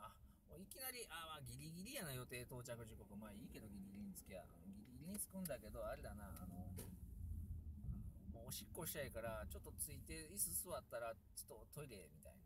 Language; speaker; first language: Japanese; native; Japanese